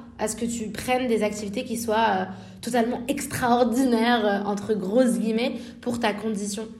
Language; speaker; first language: French; native; French